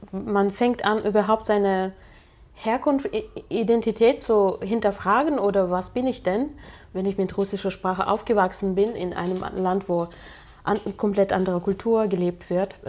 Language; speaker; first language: German; non-native, fluent; Russian